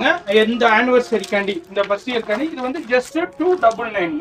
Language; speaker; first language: Tamil; native; Tamil